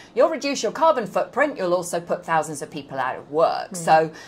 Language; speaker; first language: English; native; English